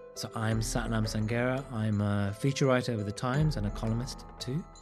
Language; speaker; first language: English; native; English